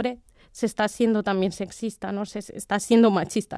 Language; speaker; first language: Spanish; native; Spanish